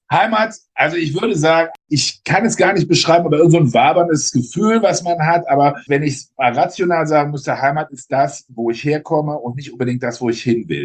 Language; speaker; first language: German; native; German